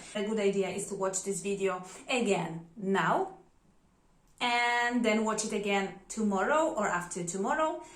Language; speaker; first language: English; non-native, fluent; Polish